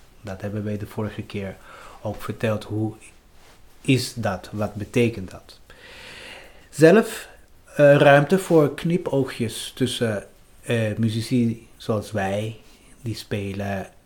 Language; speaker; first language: Dutch; non-native, fluent; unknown